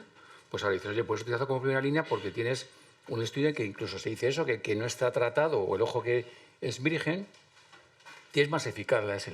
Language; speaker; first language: Spanish; native; Spanish